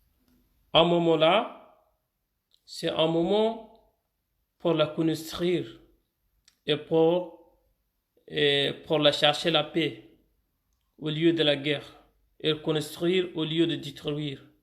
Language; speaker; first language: French; non-native, fluent; Arabic